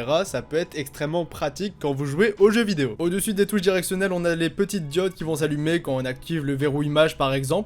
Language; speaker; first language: French; native; French